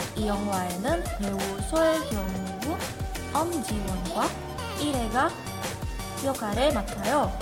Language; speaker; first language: Korean; non-native, learner; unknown